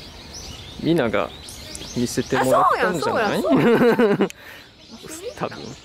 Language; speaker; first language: Japanese; non-native, fluent; French